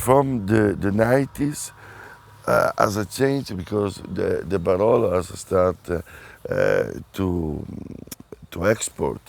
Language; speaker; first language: English; non-native, fluent; Italian